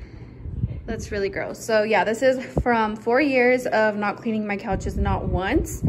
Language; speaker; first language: English; native; English